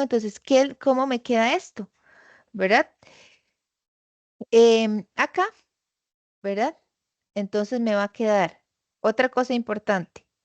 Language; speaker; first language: Spanish; native; Spanish